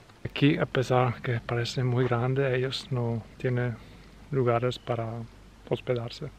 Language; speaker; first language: Spanish; non-native, fluent; Italian